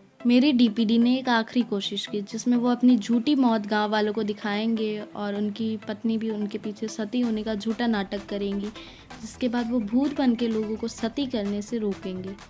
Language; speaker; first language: Hindi; non-native, local second language; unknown